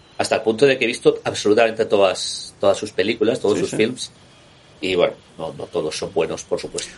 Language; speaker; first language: Spanish; native; Spanish